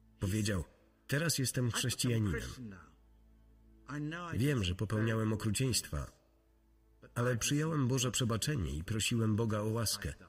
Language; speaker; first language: Polish; native; Polish